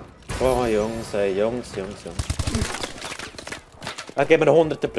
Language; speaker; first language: German; native; German